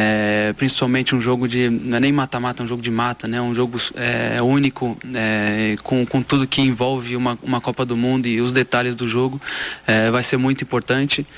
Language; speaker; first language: Portuguese; native; Portuguese